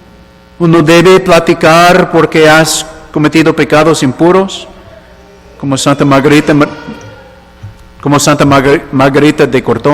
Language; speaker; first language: Spanish; non-native, fluent; English